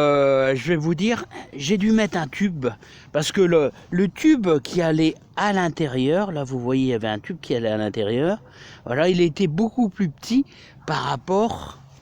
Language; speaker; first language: French; native; French